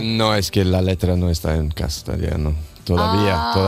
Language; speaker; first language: Spanish; non-native, learner; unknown